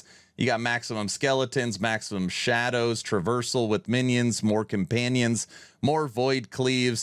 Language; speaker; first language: English; native; English